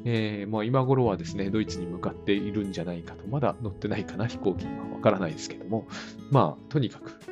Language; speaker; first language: Japanese; native; Japanese